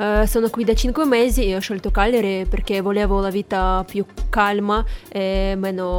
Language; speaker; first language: Italian; non-native, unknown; Russian